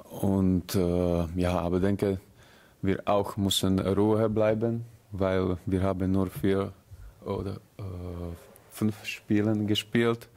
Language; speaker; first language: German; non-native, learner; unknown